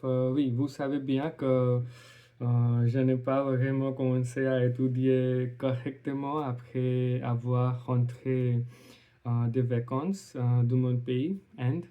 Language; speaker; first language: French; non-native, learner; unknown